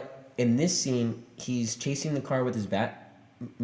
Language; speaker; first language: English; native; English